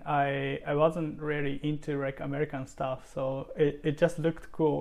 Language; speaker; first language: English; non-native, fluent; Japanese